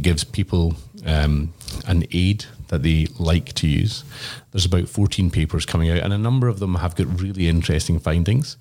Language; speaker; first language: English; native; English